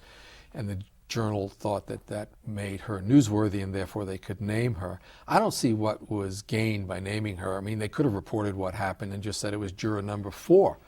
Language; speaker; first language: English; native; English